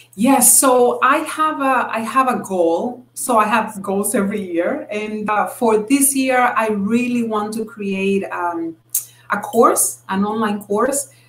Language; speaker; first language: English; non-native, fluent; Spanish